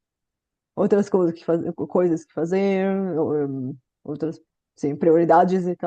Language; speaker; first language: Portuguese; non-native, fluent; Bulgarian